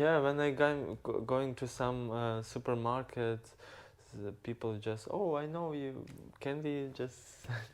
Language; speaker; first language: English; non-native, learner; Ukrainian